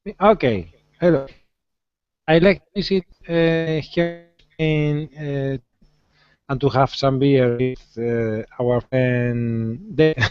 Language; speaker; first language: English; non-native, learner; Spanish